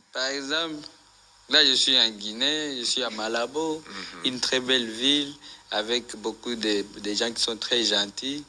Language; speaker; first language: French; non-native, local second language; Swahili